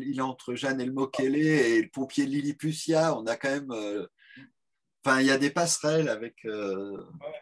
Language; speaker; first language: French; native; French